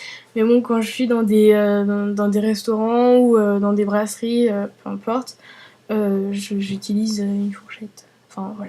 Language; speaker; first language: French; early bilingual, other home language; Vietnamese